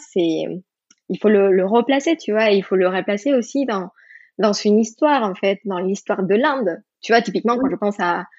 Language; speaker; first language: French; non-native, fluent; Spanish